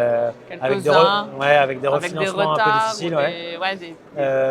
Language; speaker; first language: French; native; French